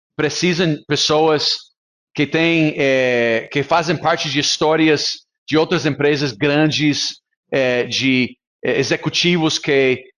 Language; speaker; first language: Portuguese; non-native, fluent; English